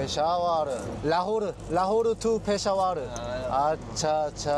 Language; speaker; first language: Korean; native; Korean